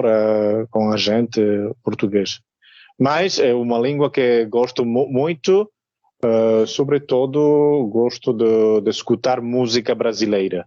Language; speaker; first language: Portuguese; non-native, learner; Spanish